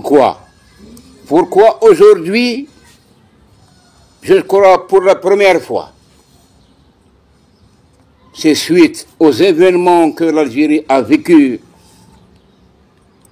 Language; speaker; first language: French; non-native, local second language; Kabyle